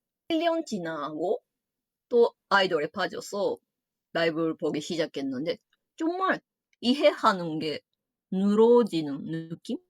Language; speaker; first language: Korean; non-native, fluent; Japanese